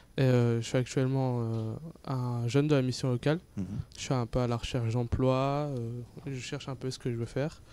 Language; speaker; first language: French; native; French